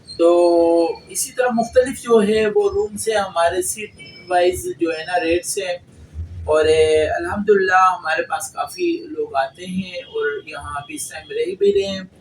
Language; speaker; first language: Urdu; non-native, local second language; Shina